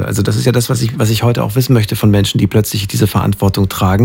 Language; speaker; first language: German; native; German